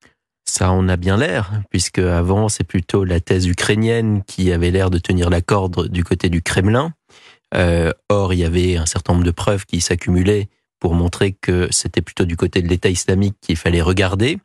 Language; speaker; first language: French; native; French